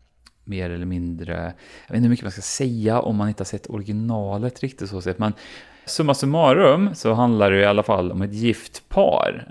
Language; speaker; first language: Swedish; native; Swedish